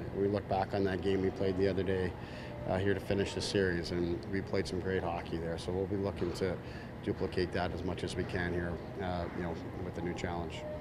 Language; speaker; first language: English; native; English